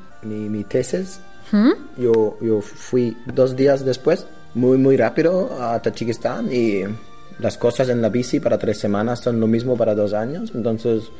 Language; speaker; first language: Spanish; non-native, learner; German